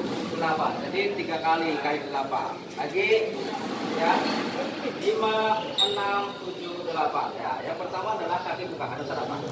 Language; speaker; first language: Indonesian; native; Indonesian